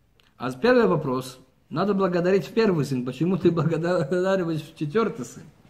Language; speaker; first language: Russian; early bilingual, heritage; Russian